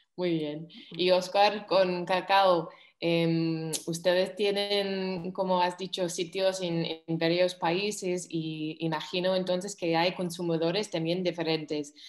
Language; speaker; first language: Spanish; non-native, fluent; English